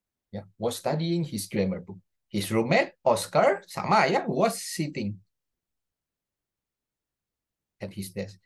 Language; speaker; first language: English; non-native, fluent; Indonesian